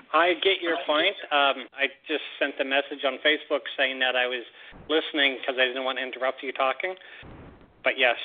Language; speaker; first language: English; native; English